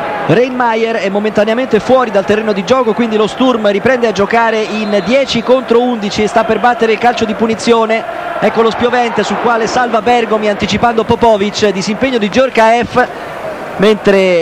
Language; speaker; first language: Italian; native; Italian